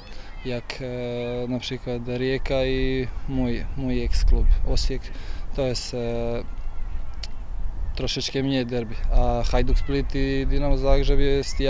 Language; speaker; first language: Polish; non-native, learner; Croatian